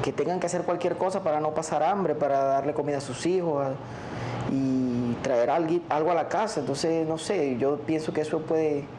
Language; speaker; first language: Spanish; native; Spanish